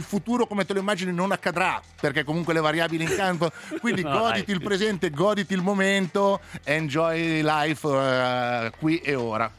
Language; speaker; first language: Italian; native; Italian